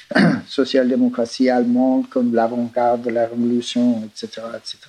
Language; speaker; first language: French; non-native, fluent; English